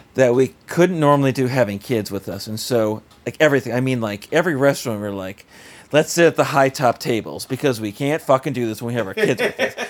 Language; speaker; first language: English; native; English